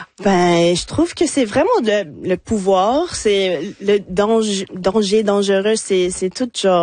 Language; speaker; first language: French; non-native, local second language; English